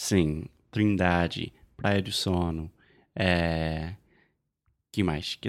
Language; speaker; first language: Portuguese; non-native, fluent; English